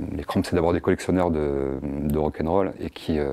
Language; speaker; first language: French; native; French